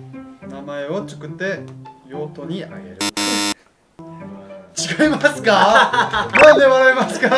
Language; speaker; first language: Japanese; non-native, learner; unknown